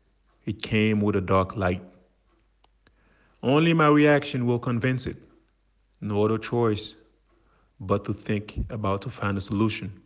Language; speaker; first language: English; non-native, fluent; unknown